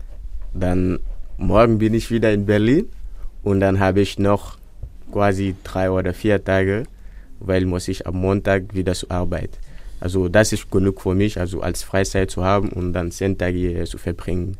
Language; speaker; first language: German; non-native, fluent; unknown